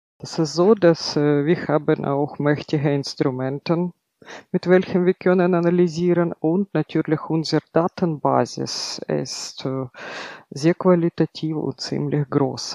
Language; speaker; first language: German; non-native, fluent; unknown